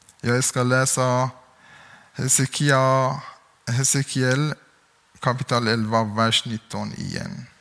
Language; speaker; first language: Swedish; non-native, learner; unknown